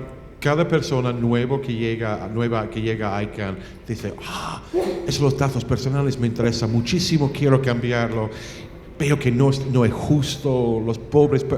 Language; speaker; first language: Spanish; non-native, fluent; English